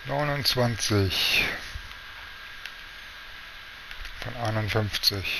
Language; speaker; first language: German; native; German